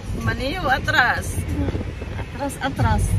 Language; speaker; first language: Spanish; non-native, learner; Filipino